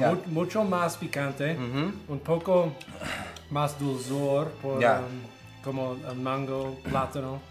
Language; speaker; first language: Spanish; non-native, fluent; English